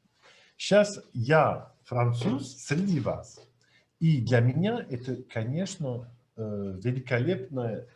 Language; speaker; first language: Russian; non-native, fluent; French